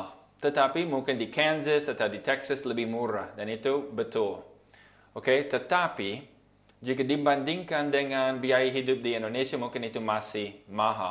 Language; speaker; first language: Indonesian; non-native, fluent; English